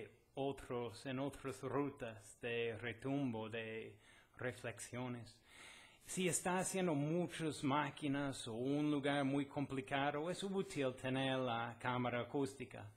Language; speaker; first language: Spanish; non-native, fluent; English